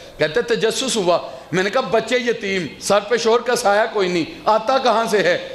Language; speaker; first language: Urdu; non-native, local second language; Punjabi